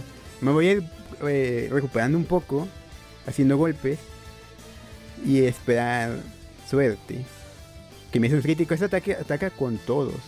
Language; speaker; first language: Spanish; native; Spanish